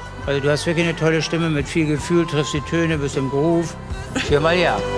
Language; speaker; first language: German; native; German